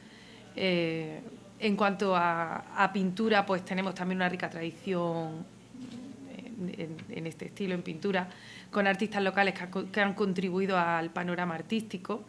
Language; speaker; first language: Spanish; native; Spanish